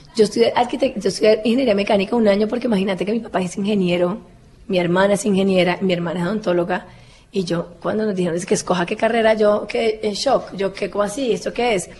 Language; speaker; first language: Spanish; native; Spanish